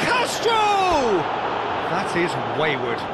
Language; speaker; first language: English; native; English